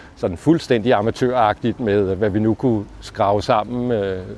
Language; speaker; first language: Danish; native; Danish